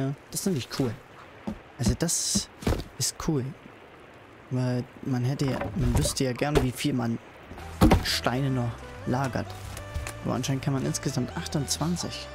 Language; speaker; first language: German; native; German